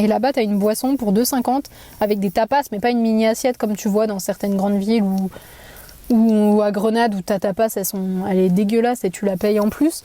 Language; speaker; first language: French; native; French